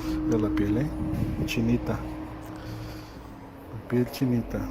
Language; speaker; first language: Spanish; native; Spanish